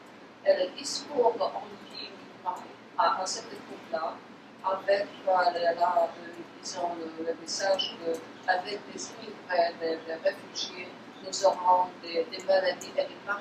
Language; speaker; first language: French; non-native, fluent; Polish